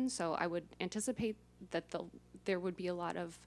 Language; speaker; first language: English; native; English